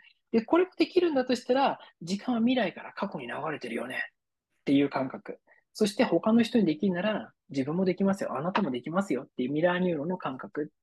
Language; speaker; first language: Japanese; native; Japanese